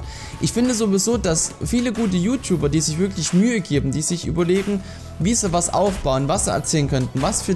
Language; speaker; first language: German; native; German